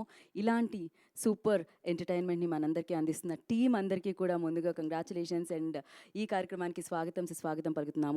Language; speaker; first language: Telugu; native; Telugu